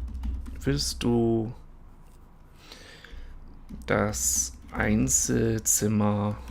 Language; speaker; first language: German; non-native, learner; English